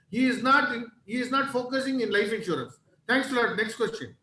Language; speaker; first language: English; non-native, local second language; Tamil